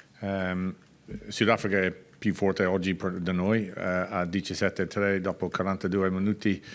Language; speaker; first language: Italian; non-native, learner; English